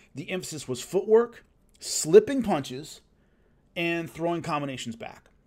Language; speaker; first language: English; native; English